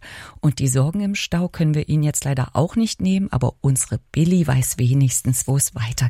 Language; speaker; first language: German; native; German